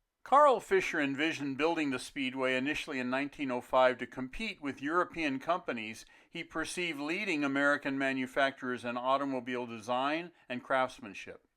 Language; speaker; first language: English; native; English